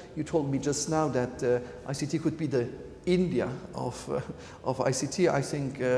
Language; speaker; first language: English; non-native, fluent; Luxembourgish